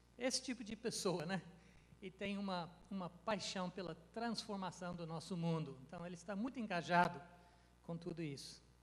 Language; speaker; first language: Portuguese; non-native, fluent; English